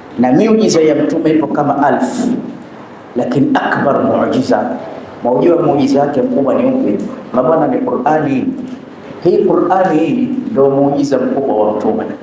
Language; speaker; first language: Swahili; native; Swahili